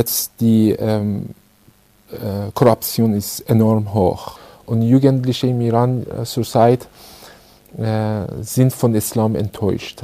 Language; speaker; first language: German; non-native, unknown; Persian